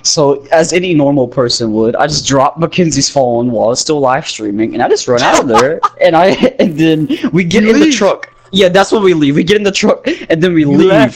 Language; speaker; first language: English; native; English